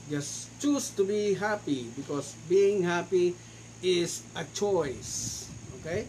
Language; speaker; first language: English; non-native, local second language; Filipino